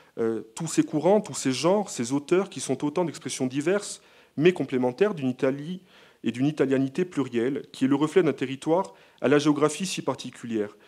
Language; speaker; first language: French; native; French